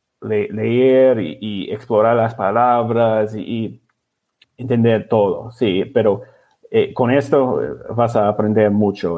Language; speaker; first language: Spanish; non-native, learner; English